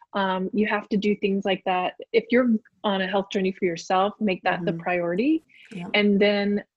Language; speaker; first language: English; native; English